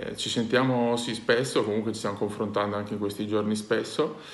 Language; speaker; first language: Italian; native; Italian